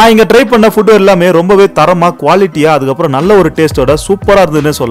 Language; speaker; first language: Tamil; native; Tamil